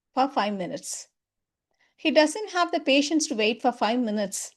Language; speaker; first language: English; non-native, local second language; Tamil